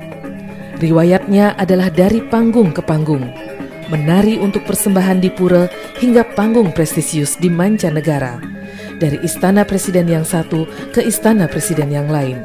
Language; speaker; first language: Indonesian; native; Indonesian